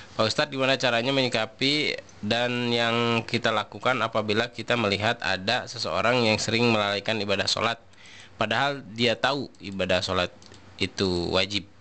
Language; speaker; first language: Indonesian; native; Indonesian